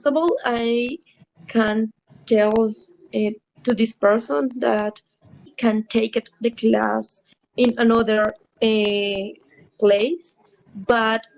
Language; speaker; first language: English; non-native, learner; Spanish